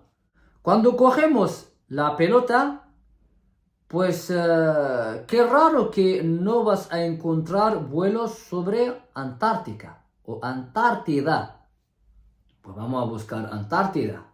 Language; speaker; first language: Spanish; non-native, fluent; Arabic